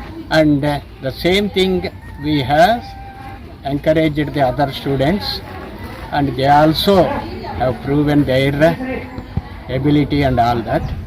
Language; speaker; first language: English; non-native, local second language; Telugu